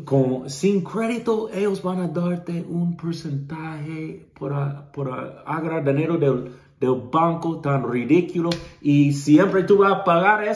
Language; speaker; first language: Spanish; non-native, learner; English